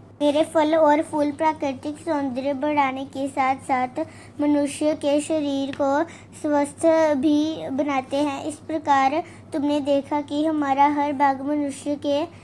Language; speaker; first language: Hindi; non-native, local second language; Punjabi